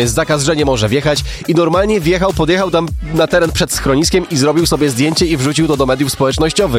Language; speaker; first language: Polish; native; Polish